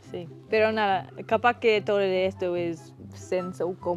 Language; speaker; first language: Spanish; non-native, learner; English